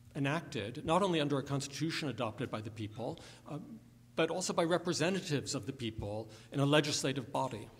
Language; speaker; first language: English; native; English